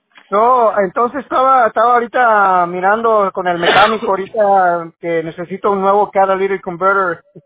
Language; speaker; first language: Spanish; native; Spanish